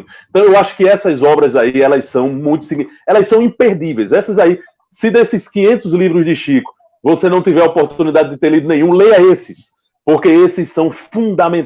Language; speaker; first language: Portuguese; native; Portuguese